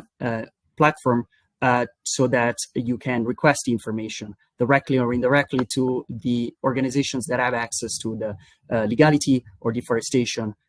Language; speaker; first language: English; non-native, fluent; Italian